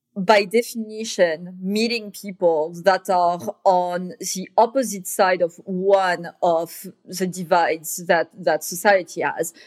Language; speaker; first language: English; non-native, fluent; French